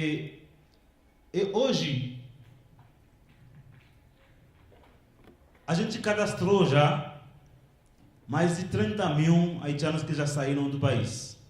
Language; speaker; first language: Portuguese; non-native, local second language; Haitian Creole